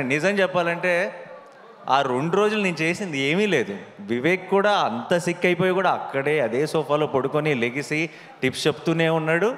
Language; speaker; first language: Telugu; native; Telugu